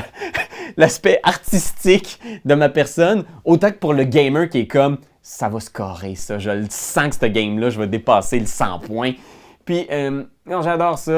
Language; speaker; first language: French; native; French